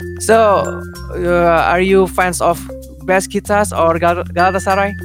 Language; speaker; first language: English; non-native, learner; Indonesian